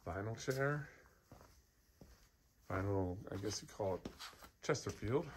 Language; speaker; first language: English; native; English